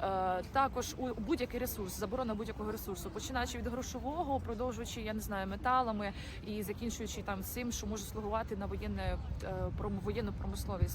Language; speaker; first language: Ukrainian; native; Ukrainian